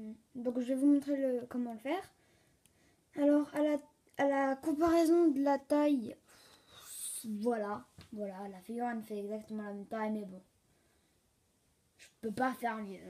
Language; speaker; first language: French; native; French